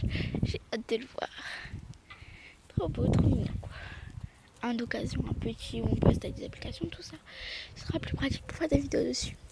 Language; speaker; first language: French; native; French